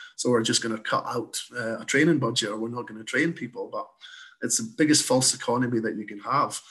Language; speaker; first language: English; native; English